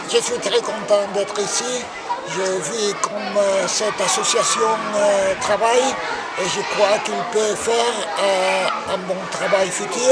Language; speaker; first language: French; non-native, learner; Spanish